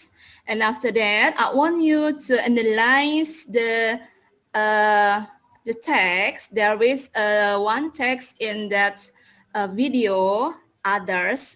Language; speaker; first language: English; non-native, learner; Indonesian